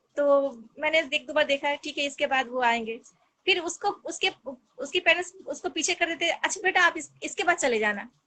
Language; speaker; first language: Hindi; non-native, local second language; Bangla